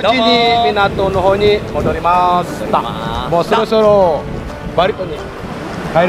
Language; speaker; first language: Japanese; non-native, fluent; Indonesian